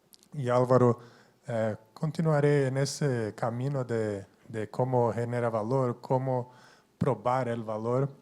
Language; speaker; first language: Spanish; non-native, fluent; Portuguese